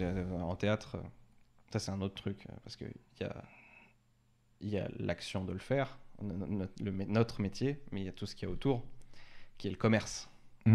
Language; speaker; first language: French; native; French